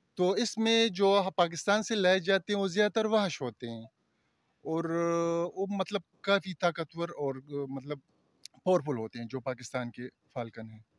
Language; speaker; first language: Urdu; non-native, local second language; Pashto